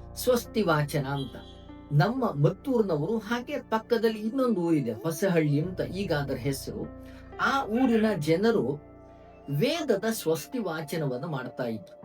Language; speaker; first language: Kannada; non-native, local second language; Tamil